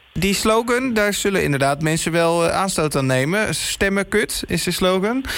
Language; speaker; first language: Dutch; native; Dutch